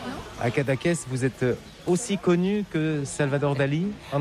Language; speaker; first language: French; native; French